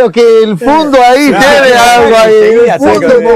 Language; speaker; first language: Spanish; non-native, fluent; Portuguese